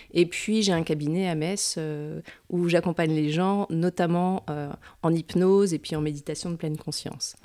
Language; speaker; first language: French; native; French